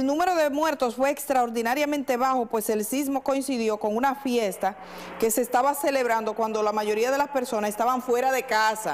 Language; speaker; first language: Spanish; native; Spanish